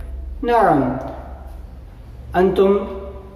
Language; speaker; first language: Arabic; non-native, fluent; Malayalam